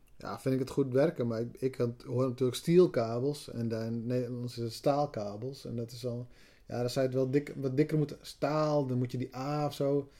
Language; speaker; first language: Dutch; non-native, local second language; Western Frisian